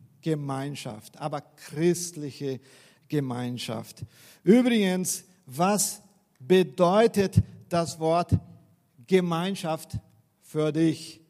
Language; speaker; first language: German; non-native, fluent; Portuguese